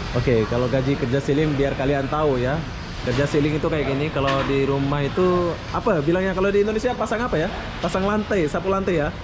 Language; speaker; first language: Indonesian; non-native, local second language; Sasak